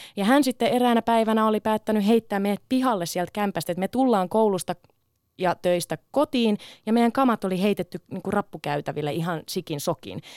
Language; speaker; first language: Finnish; early bilingual, other home language; Sinhala